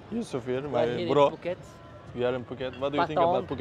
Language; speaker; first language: English; non-native, fluent; Turkish